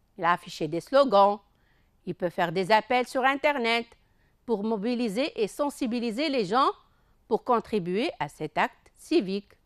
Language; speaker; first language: French; non-native, local second language; Arabic